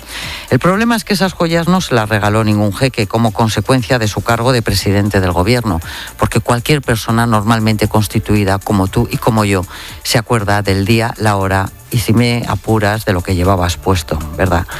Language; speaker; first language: Spanish; native; Spanish